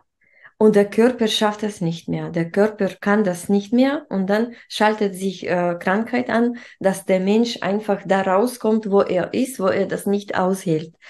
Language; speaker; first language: German; non-native, fluent; Russian